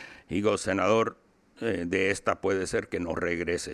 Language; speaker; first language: Spanish; early bilingual, heritage; Spanish